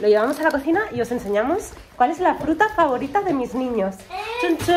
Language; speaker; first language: Spanish; native; Spanish